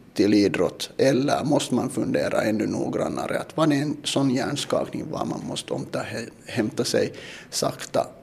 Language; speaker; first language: Swedish; non-native, local second language; Finnish